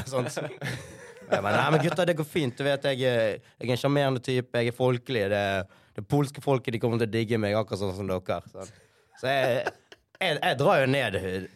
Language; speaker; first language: Norwegian; early bilingual, other home language; Sinhala